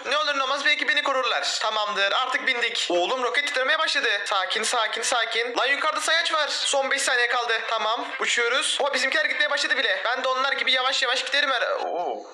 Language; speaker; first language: Turkish; native; Turkish